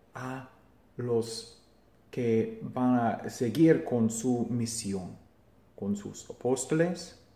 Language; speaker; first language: Spanish; non-native, fluent; English